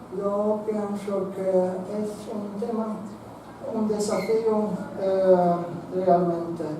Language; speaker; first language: Spanish; non-native, fluent; Swedish